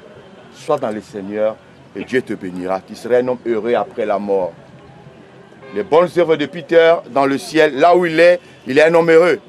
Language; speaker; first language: French; non-native, local second language; Lingala